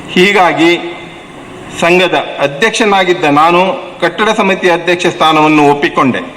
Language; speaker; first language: Kannada; non-native, local second language; Tulu